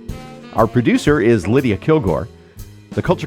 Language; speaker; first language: English; native; English